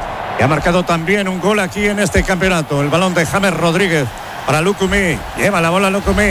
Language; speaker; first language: Spanish; native; Spanish